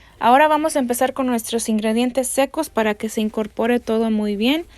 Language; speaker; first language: Spanish; native; Spanish